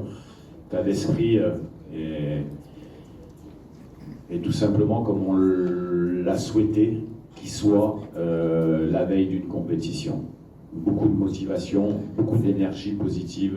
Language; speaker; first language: French; native; French